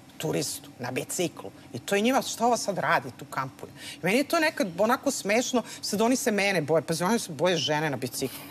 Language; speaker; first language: Serbian; native; Serbian